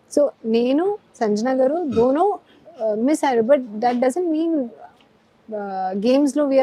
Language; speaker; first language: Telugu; non-native, learner; Hindi